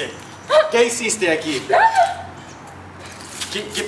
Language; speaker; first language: Spanish; non-native, learner; English